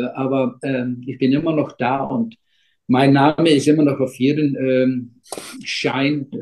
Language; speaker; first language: German; non-native, fluent; Icelandic